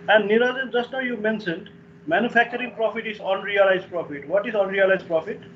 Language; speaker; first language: English; non-native, local second language; Nepali